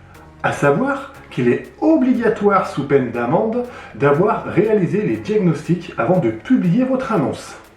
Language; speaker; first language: French; native; French